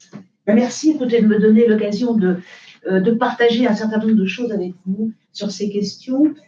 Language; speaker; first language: French; native; French